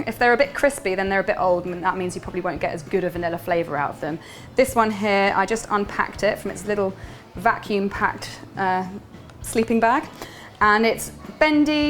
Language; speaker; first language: English; native; English